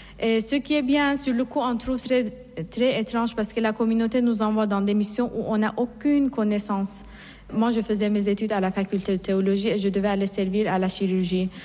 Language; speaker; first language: French; non-native, fluent; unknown